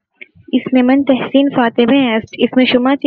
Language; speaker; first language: Persian; non-native, learner; Urdu